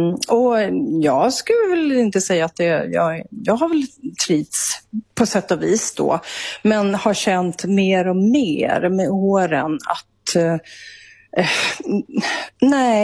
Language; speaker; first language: Swedish; native; Swedish